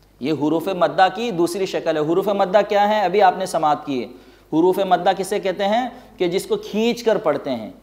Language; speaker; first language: Urdu; native; Urdu